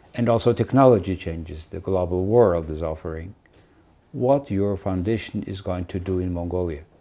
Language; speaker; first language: English; non-native, fluent; Mongolian